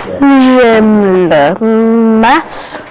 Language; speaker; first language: French; non-native, learner; English